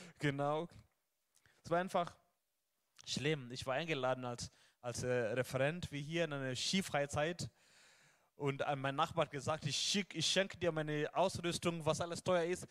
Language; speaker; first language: German; non-native, fluent; Swahili